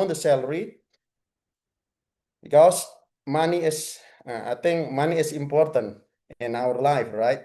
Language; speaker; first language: English; non-native, fluent; Indonesian